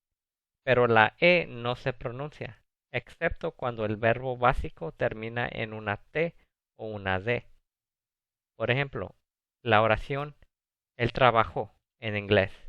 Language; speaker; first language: Spanish; early bilingual, other home language; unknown